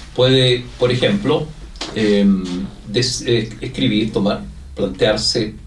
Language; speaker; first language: Spanish; native; Spanish